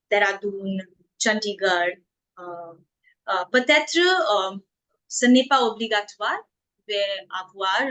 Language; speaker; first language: French; non-native, fluent; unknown